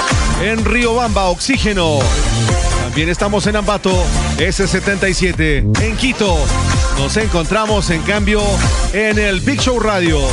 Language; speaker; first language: Spanish; native; Spanish